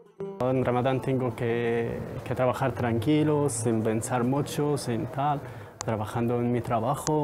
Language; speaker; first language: Spanish; non-native, learner; Arabic